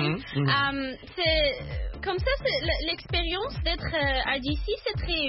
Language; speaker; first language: French; non-native, learner; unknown